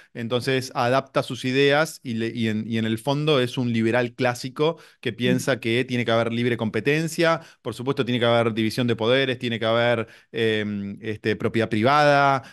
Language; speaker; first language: Spanish; native; Spanish